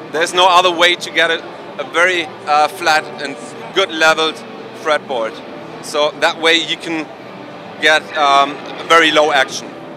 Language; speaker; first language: English; non-native, fluent; German